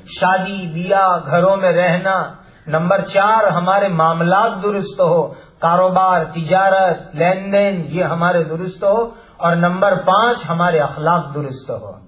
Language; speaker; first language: Urdu; non-native, local second language; Gujarati